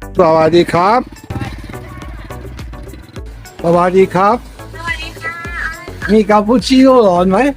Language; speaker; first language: Thai; native; Thai